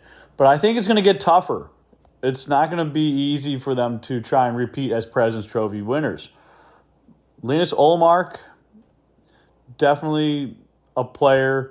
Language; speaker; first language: English; native; English